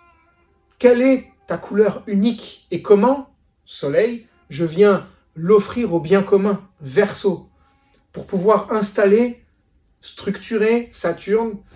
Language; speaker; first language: French; native; French